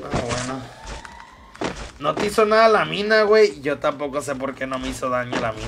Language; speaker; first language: Spanish; native; Spanish